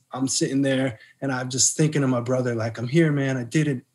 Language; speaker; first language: English; native; English